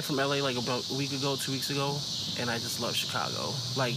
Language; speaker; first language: English; early bilingual, other home language; Spanish